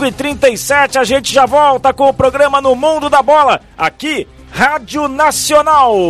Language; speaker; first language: Portuguese; native; Portuguese